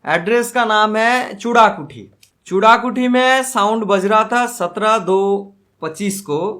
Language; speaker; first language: Hindi; non-native, local second language; Bangla